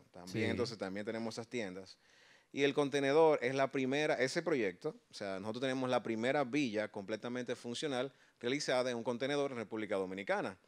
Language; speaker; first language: Spanish; native; Spanish